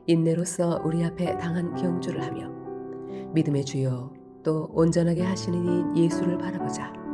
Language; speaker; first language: Korean; native; Korean